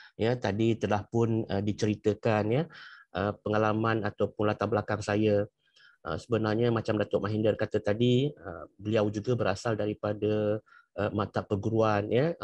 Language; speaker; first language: Malay; native; Malay